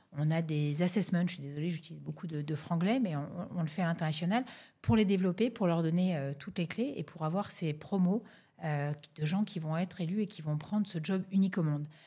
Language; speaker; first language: French; native; French